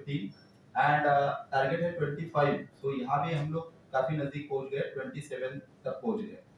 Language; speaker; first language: Hindi; non-native, local second language; Marathi